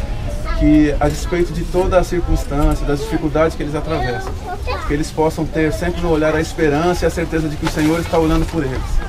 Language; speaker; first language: Portuguese; native; Portuguese